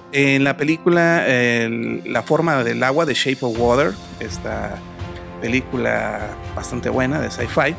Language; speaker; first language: Spanish; native; Spanish